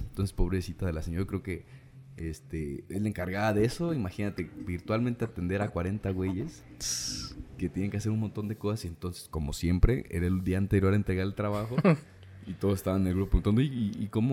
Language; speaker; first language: Spanish; native; Spanish